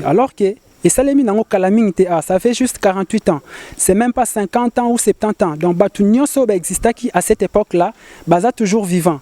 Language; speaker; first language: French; non-native, local second language; Lingala